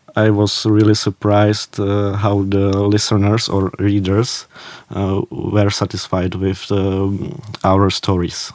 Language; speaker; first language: English; non-native, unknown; Czech